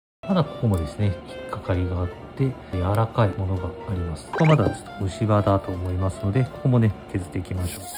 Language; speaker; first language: Japanese; native; Japanese